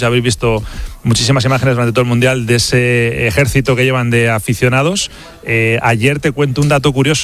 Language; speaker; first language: Spanish; native; Spanish